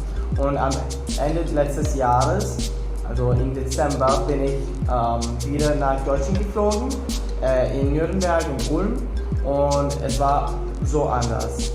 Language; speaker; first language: German; non-native, fluent; Portuguese